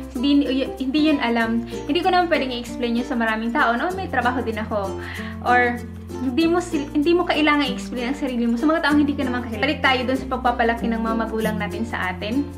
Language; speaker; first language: Filipino; native; Filipino